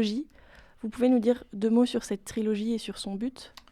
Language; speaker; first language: French; native; French